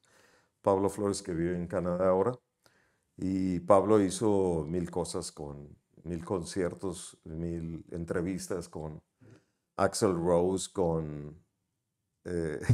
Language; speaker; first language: Spanish; native; Spanish